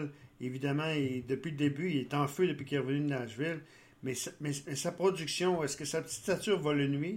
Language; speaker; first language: French; native; French